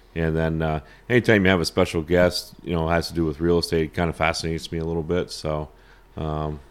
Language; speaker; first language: English; native; English